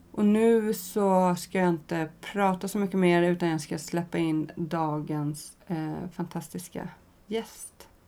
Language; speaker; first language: Swedish; native; Swedish